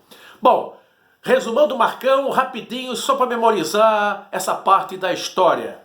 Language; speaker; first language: Portuguese; native; Portuguese